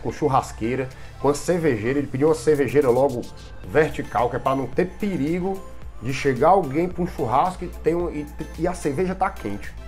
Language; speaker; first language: Portuguese; native; Portuguese